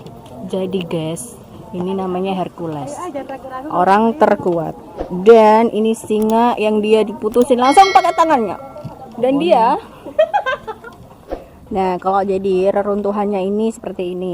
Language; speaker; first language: Indonesian; native; Indonesian